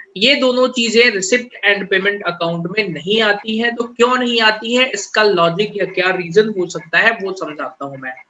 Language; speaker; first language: Hindi; native; Hindi